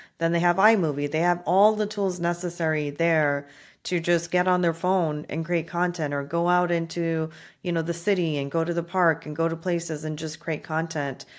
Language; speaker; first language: English; native; English